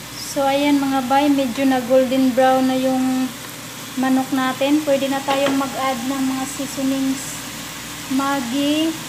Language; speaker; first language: Filipino; non-native, local second language; Cebuano